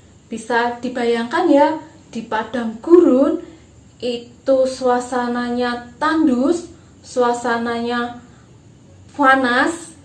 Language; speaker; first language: Indonesian; native; Indonesian